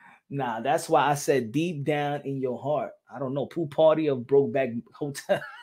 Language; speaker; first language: English; early bilingual, other home language; Spanish